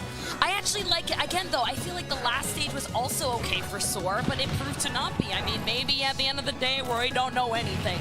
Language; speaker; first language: English; native; English